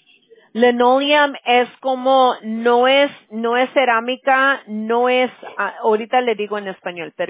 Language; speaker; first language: Spanish; early bilingual, heritage; Spanish